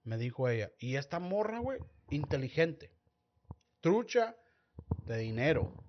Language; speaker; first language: Spanish; early bilingual, heritage; Spanish